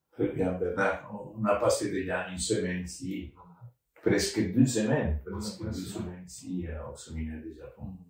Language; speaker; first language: French; non-native, fluent; Spanish